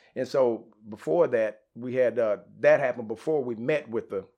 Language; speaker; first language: English; native; English